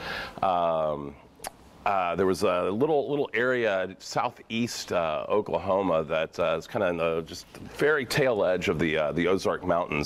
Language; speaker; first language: English; native; English